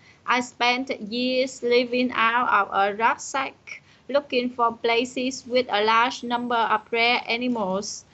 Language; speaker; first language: English; non-native, learner; Vietnamese